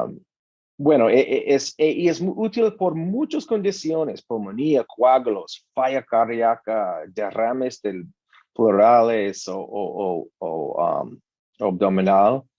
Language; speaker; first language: Spanish; non-native, learner; English